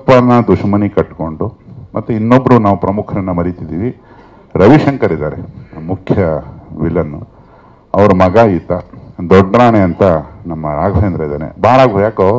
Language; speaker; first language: Kannada; native; Kannada